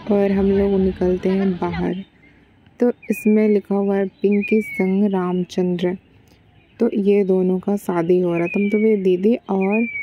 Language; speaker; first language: Hindi; non-native, local second language; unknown